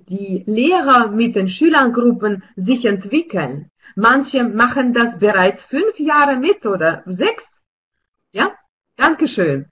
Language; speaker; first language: German; non-native, fluent; Russian